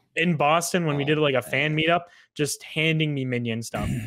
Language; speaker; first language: English; native; English